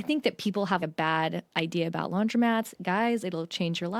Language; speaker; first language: English; native; English